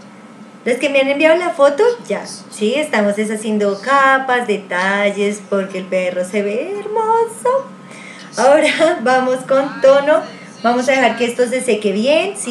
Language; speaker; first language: Spanish; native; Spanish